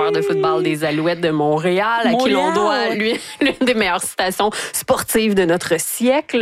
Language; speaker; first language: French; native; French